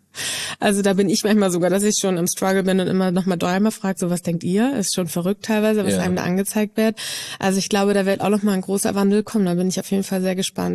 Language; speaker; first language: German; native; German